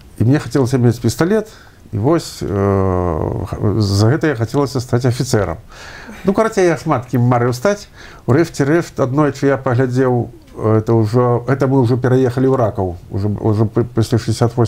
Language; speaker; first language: Belarusian; native; Belarusian